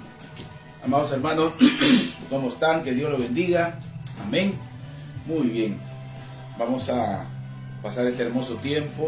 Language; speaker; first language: Spanish; native; Spanish